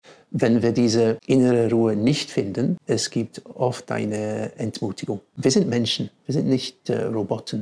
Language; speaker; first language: German; non-native, fluent; English